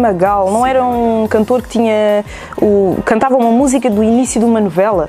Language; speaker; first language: Portuguese; native; Portuguese